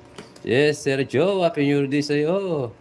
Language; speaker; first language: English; non-native, local second language; Filipino